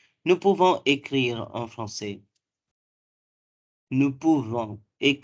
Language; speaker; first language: French; non-native, fluent; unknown